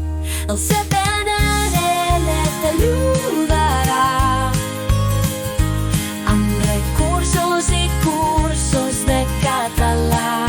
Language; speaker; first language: Catalan; non-native, learner; Russian